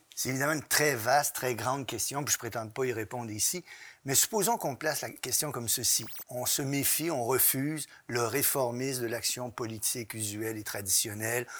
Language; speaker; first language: French; native; French